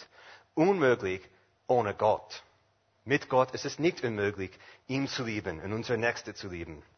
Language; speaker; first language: German; non-native, fluent; English